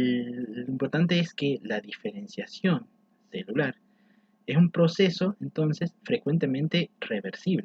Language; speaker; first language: Spanish; native; Spanish